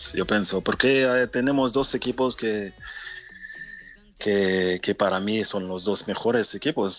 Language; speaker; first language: Spanish; non-native, fluent; French